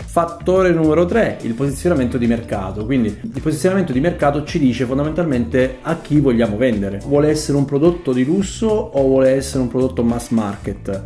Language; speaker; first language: Italian; native; Italian